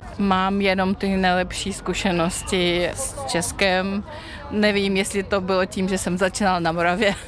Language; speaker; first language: Czech; non-native, fluent; Russian